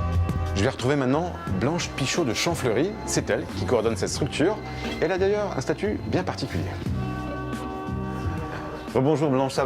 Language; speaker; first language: French; native; French